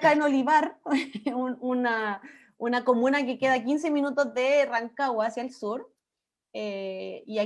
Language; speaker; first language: Spanish; native; Spanish